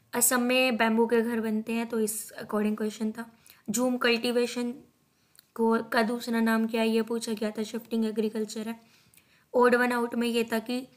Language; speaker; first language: Hindi; native; Hindi